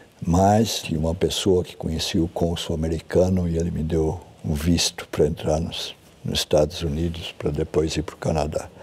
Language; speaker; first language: Portuguese; early bilingual, other home language; German